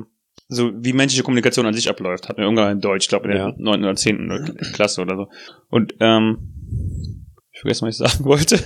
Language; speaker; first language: German; native; German